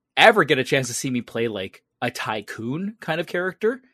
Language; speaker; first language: English; early bilingual, other home language; Vietnamese